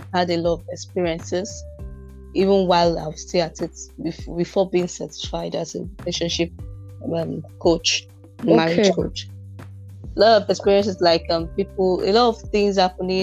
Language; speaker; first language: English; non-native, local second language; Igbo